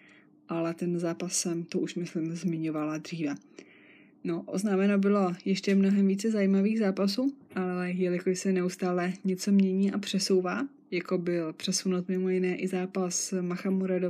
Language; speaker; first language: Czech; native; Czech